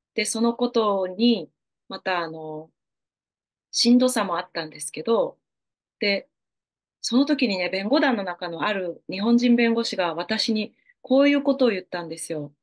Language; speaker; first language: Japanese; native; Japanese